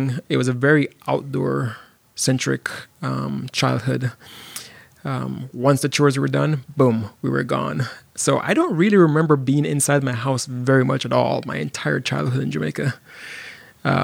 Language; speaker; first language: English; non-native, local second language; Jamaican Creole English